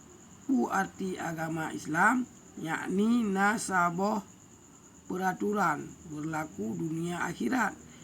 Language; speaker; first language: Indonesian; non-native, local second language; Achinese